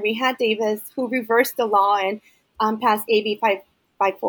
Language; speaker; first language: English; early bilingual, other home language; Spanish